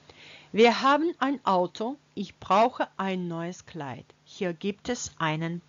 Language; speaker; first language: German; non-native, fluent; Russian